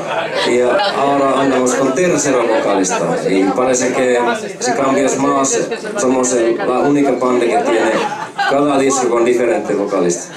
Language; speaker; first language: Spanish; non-native, fluent; Finnish